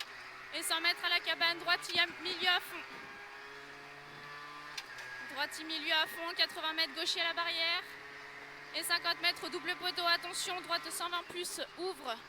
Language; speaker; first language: French; native; French